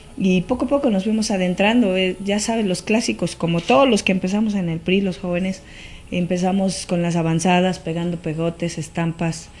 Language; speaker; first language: Spanish; native; Spanish